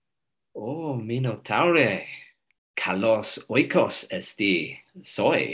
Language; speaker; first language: Greek; non-native, fluent; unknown